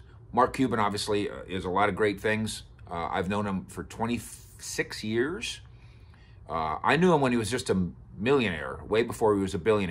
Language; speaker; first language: English; native; English